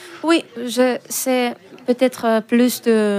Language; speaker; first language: French; non-native, fluent; Finnish